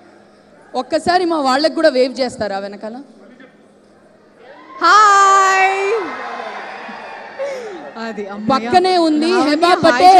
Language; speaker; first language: Telugu; native; Telugu